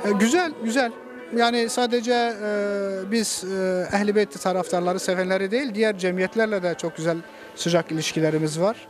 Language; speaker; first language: Turkish; non-native, local second language; Zaza